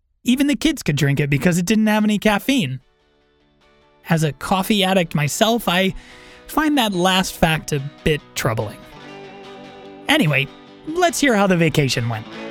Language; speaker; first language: English; native; English